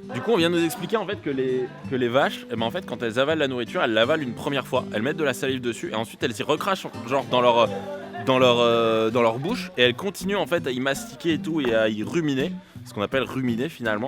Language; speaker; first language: French; native; French